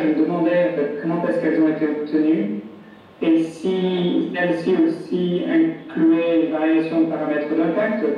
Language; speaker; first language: French; native; French